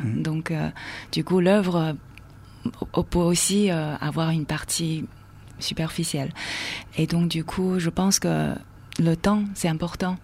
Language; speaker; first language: French; non-native, fluent; Chinese